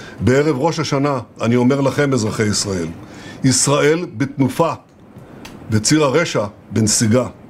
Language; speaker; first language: Hebrew; native; Hebrew